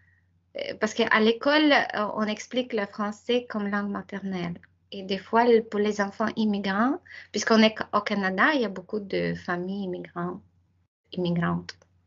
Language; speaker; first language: French; non-native, fluent; Ukrainian